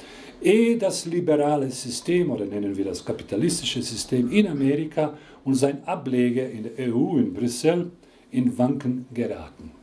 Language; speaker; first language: German; non-native, fluent; Croatian